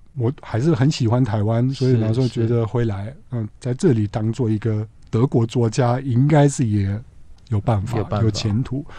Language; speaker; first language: Chinese; non-native, fluent; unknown